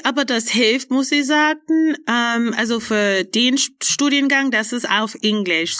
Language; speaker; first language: German; non-native, fluent; English